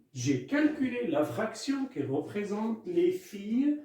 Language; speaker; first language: French; non-native, local second language; Arabic